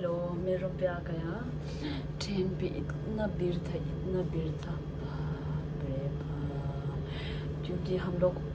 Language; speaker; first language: Hindi; non-native, fluent; Tibetan